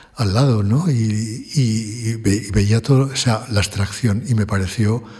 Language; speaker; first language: Spanish; native; Spanish